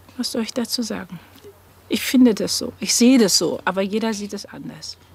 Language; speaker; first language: German; native; German